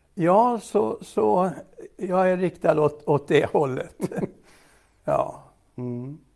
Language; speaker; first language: Swedish; native; Swedish